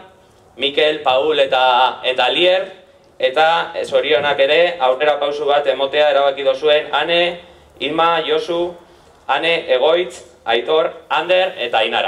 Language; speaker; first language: Basque; native; Basque